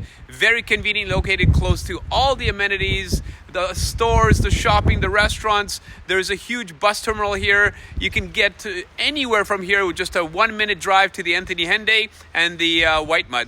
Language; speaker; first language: English; native; English